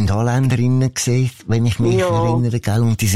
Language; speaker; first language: German; native; German